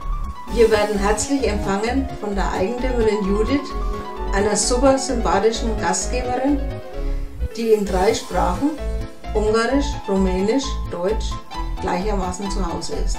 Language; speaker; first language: German; native; German